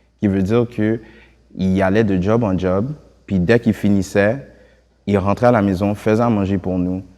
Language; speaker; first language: French; early bilingual, other home language; Haitian Creole